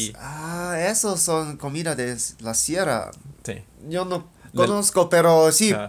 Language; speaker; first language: Spanish; non-native, learner; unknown